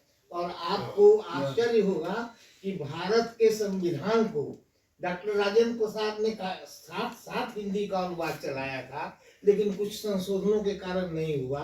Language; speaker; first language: Hindi; native; Hindi